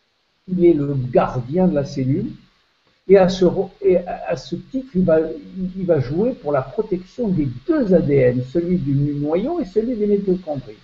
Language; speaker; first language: French; native; French